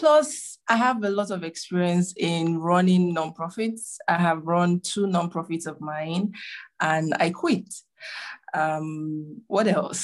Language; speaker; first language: English; non-native, local second language; Igbo